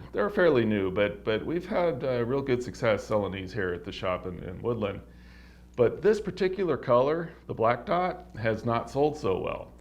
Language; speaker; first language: English; native; English